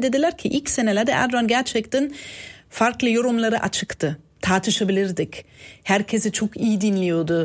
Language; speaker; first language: Turkish; non-native, fluent; German